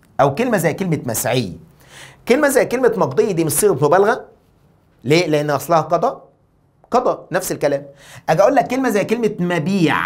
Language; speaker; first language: Arabic; native; Arabic